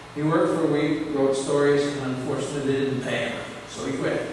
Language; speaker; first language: English; native; English